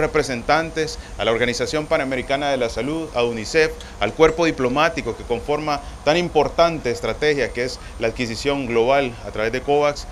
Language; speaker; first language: Spanish; native; Spanish